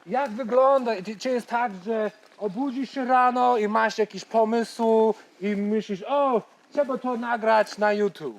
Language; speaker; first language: Polish; non-native, learner; English